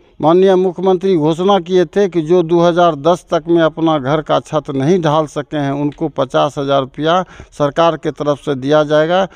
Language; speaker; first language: Hindi; native; Hindi